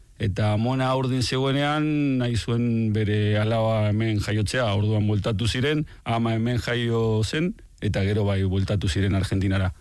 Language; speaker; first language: Basque; non-native, fluent; Spanish